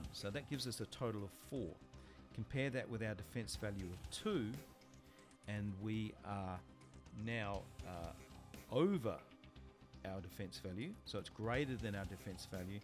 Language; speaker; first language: English; native; English